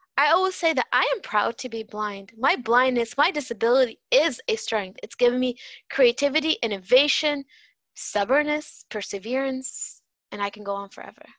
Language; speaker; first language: English; native; English